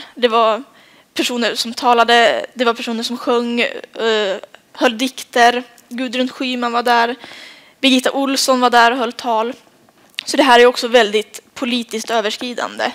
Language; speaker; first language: Swedish; native; Swedish